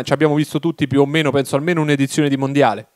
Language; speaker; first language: Italian; native; Italian